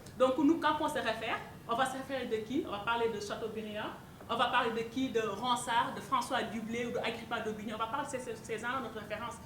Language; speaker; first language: French; non-native, local second language; Wolof